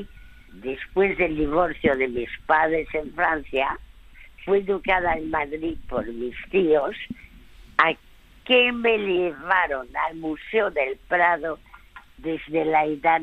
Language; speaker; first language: Spanish; early bilingual, other home language; French